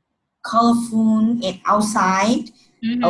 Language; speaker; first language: English; non-native, learner; Vietnamese